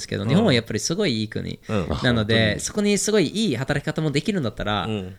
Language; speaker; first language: Japanese; non-native, fluent; English